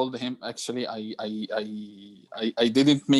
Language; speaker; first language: English; non-native, learner; Arabic